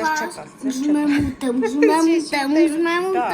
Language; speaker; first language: Armenian; early bilingual, heritage; Armenian